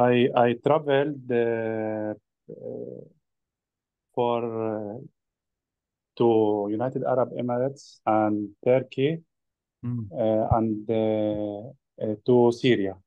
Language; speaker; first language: English; non-native, learner; Arabic